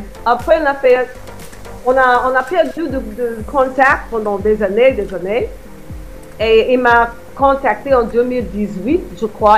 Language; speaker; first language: French; non-native, fluent; English